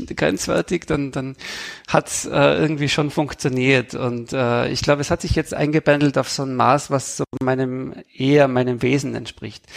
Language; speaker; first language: German; native; German